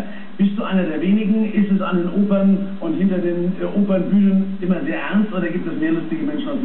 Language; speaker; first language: German; native; German